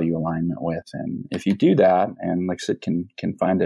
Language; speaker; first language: English; native; English